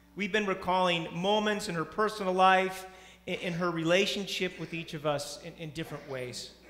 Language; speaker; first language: English; native; English